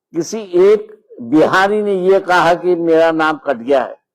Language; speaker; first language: Hindi; non-native, local second language; Marathi